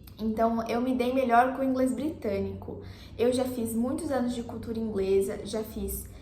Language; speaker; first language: Portuguese; native; Portuguese